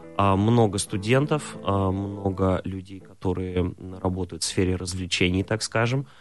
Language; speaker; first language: Russian; native; Russian